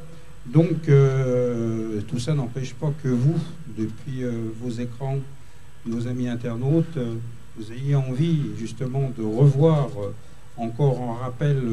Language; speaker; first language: French; native; French